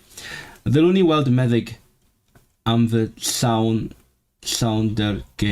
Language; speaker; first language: Welsh; non-native, learner; Cantonese